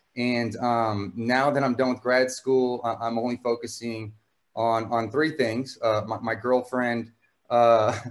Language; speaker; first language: English; native; English